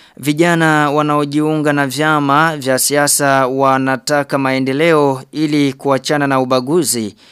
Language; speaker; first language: Swahili; non-native, local second language; Rundi